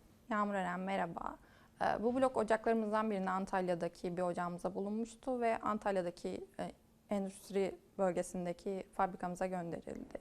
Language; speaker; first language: Turkish; native; Turkish